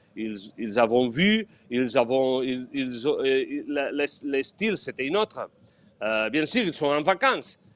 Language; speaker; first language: French; non-native, fluent; Spanish